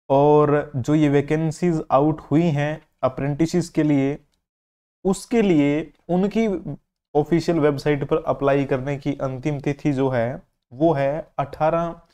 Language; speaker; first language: Hindi; native; Hindi